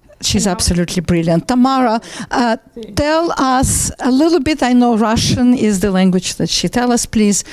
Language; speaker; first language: English; non-native, fluent; Russian